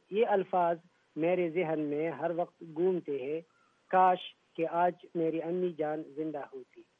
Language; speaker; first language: Urdu; non-native, local second language; Pashto